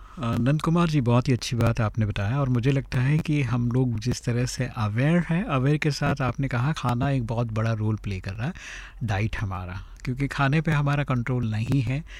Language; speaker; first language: Hindi; native; Hindi